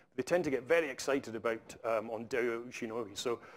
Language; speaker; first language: English; native; English